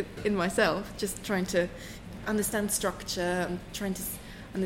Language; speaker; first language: English; non-native, fluent; German